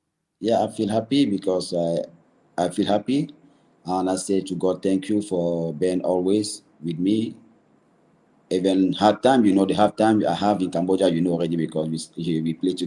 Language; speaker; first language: English; non-native, learner; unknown